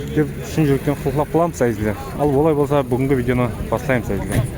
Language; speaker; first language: Uzbek; non-native, local second language; Kara-Kalpak